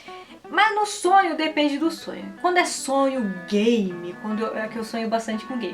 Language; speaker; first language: Portuguese; early bilingual, heritage; Portuguese